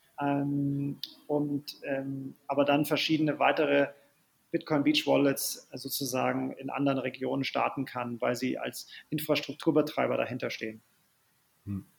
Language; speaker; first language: German; native; German